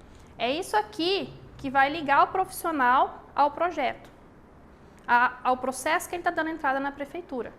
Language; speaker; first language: Portuguese; native; Portuguese